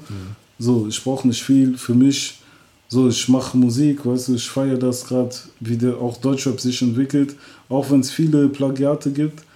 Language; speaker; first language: German; early bilingual, other home language; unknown